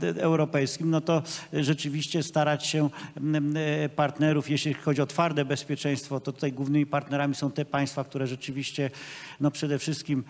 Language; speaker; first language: Polish; native; Polish